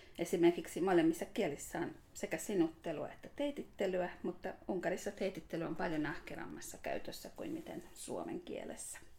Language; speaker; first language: Finnish; non-native, fluent; Hungarian